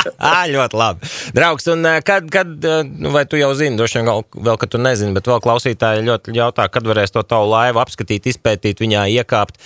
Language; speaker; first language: Latvian; native; Latvian